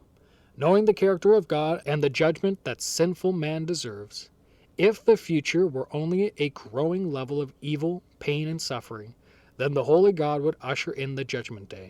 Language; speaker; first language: English; native; English